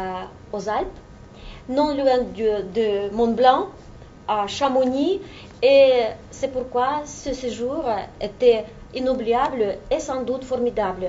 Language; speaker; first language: French; non-native, fluent; Russian